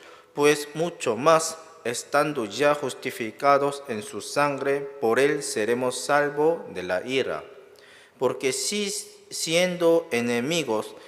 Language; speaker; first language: Spanish; non-native, learner; Korean